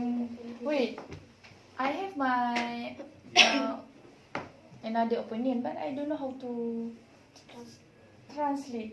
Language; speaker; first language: English; non-native, learner; Malay